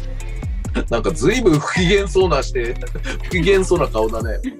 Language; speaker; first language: Japanese; native; Japanese